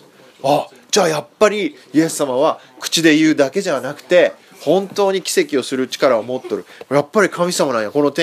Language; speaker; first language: Japanese; native; Japanese